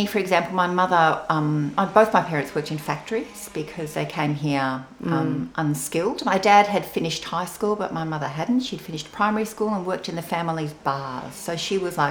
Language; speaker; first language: English; non-native, local second language; Venetian